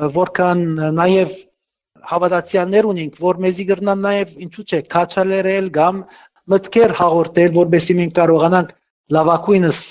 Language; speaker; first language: Armenian; early bilingual, heritage; Armenian